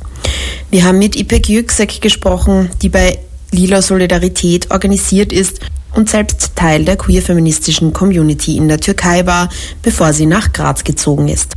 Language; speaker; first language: German; native; German